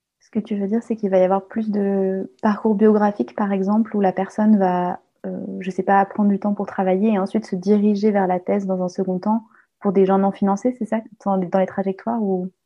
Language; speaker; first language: French; native; French